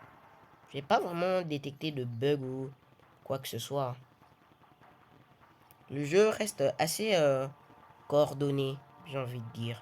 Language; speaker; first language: French; native; French